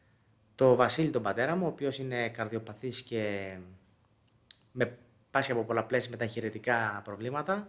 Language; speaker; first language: Greek; native; Greek